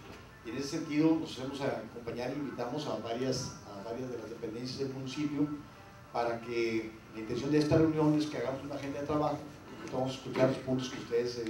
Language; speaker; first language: Spanish; native; Spanish